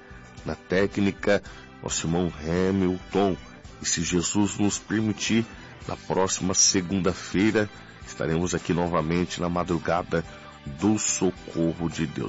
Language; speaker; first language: Portuguese; native; Portuguese